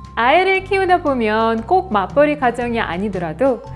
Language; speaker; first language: Korean; non-native, fluent; Russian